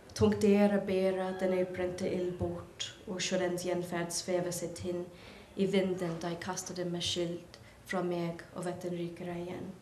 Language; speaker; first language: Norwegian; non-native, fluent; English